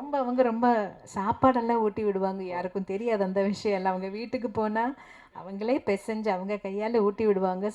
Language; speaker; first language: Tamil; non-native, local second language; Malayalam